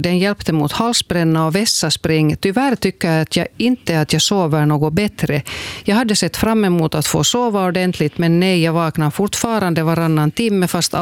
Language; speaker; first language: Swedish; native; Swedish